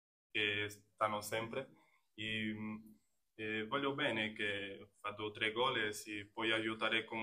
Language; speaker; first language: Italian; non-native, learner; Portuguese